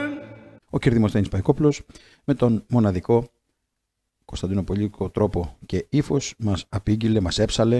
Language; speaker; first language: Greek; native; Greek